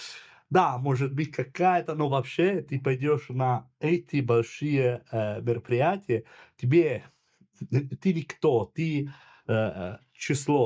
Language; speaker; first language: Russian; non-native, learner; Italian